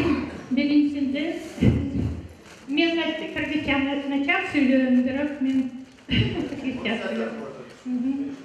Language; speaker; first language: Kyrgyz; non-native, local second language; Russian